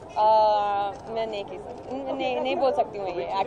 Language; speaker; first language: Hindi; non-native, learner; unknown